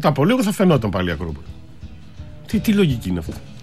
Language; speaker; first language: Greek; native; Greek